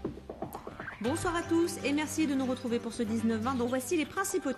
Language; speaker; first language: French; native; French